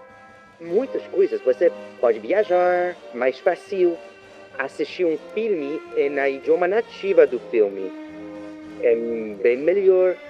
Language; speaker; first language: Portuguese; non-native, learner; French